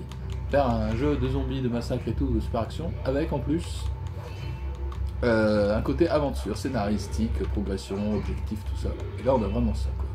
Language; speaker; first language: French; native; French